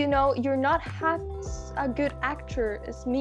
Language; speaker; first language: English; non-native, fluent; Spanish